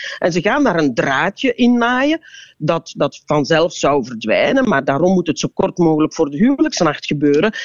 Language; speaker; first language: Dutch; native; Dutch